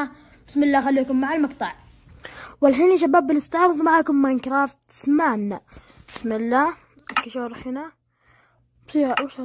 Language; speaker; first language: Arabic; native; Arabic